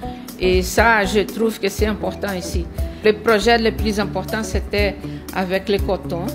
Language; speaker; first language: French; non-native, fluent; Portuguese